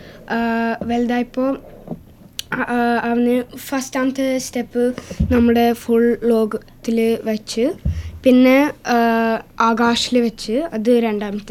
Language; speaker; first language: Malayalam; early bilingual, heritage; Malayalam